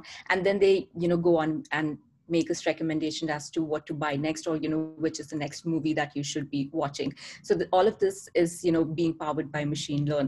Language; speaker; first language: English; non-native, local second language; Hindi